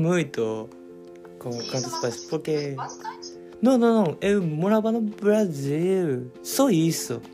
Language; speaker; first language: Portuguese; non-native, learner; Japanese